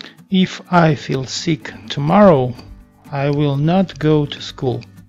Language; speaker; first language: English; non-native, fluent; Russian